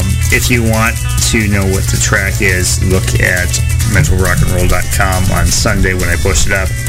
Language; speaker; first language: English; native; English